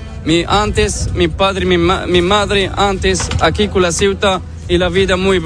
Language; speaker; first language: Spanish; non-native, learner; Arabic